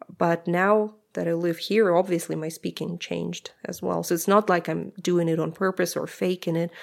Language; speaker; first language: English; non-native, fluent; Russian